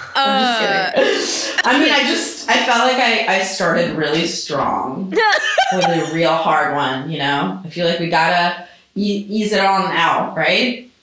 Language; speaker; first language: English; early bilingual, other home language; Russian